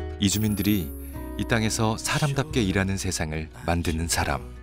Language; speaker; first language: Korean; native; Korean